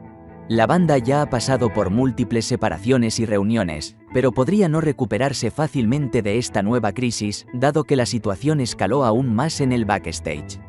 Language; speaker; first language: Spanish; native; Spanish